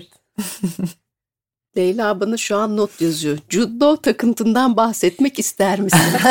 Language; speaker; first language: Turkish; native; Turkish